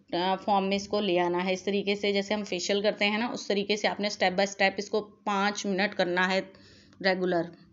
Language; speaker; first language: Urdu; native; Urdu